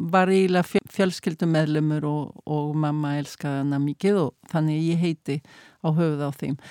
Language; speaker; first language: Icelandic; early bilingual, heritage; Icelandic